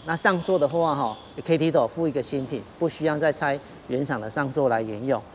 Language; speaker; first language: Chinese; native; Chinese